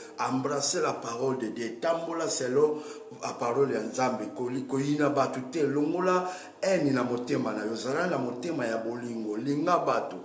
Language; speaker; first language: Lingala; non-native, local second language; Kongo